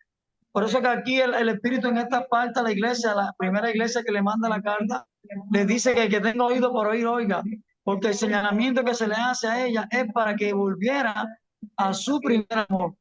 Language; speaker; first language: Spanish; native; Spanish